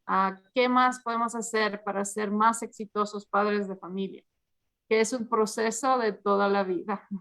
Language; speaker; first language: Spanish; early bilingual, heritage; English